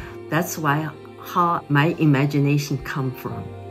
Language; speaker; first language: English; non-native, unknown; Chinese